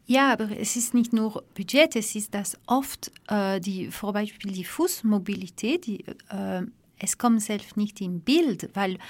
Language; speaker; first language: German; non-native, fluent; Dutch